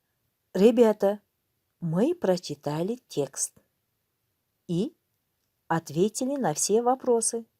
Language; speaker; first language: Russian; non-native, local second language; Kyrgyz